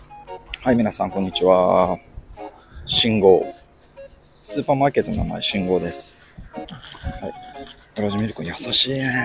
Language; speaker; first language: Japanese; native; Japanese